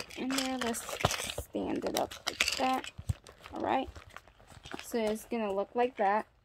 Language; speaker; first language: English; native; English